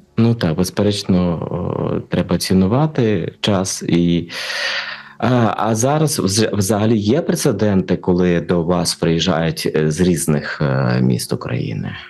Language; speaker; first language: Ukrainian; native; Ukrainian